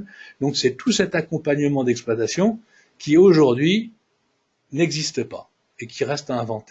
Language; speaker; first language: French; native; French